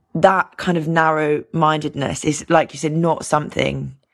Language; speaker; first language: English; native; English